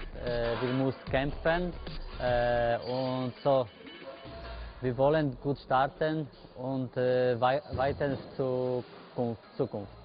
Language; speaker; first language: German; non-native, learner; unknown